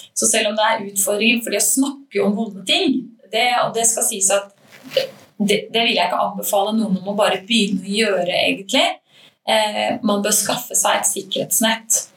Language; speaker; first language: Norwegian; native; Norwegian